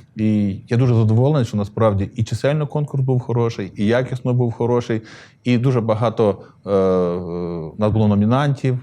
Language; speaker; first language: Ukrainian; native; Ukrainian